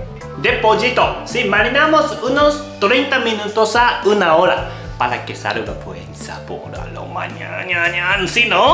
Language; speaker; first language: Spanish; non-native, fluent; Japanese